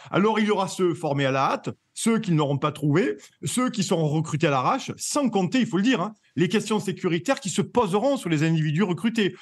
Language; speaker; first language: French; native; French